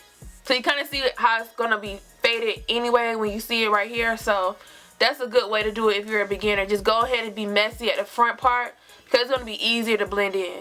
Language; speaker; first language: English; native; English